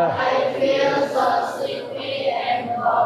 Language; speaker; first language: English; non-native, fluent; Indonesian